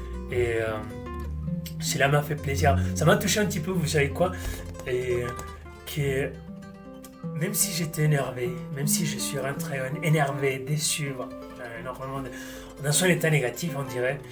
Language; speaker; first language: French; non-native, fluent; Spanish